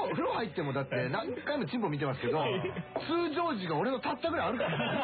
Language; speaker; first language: Japanese; native; Japanese